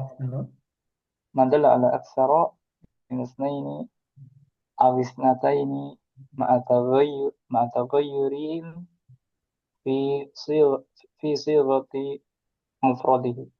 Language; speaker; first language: Arabic; non-native, learner; Indonesian